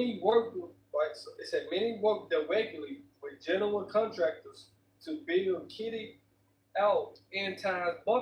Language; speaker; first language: English; native; English